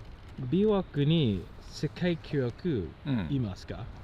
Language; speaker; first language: Japanese; non-native, learner; English